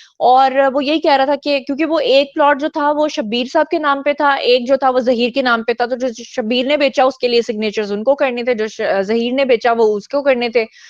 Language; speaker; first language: Urdu; native; Urdu